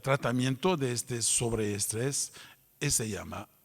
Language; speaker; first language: Spanish; non-native, fluent; French